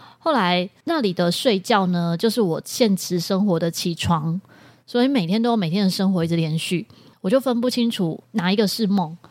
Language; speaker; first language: Chinese; native; Chinese